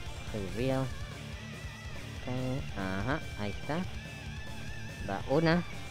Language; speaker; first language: Spanish; early bilingual, heritage; Spanish